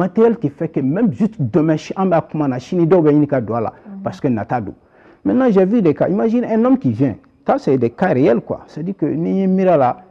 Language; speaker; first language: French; non-native, local second language; Bambara